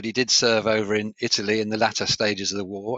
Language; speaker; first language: English; native; English